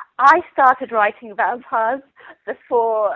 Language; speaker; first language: English; native; English